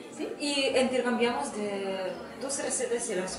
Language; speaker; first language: Spanish; non-native, fluent; Russian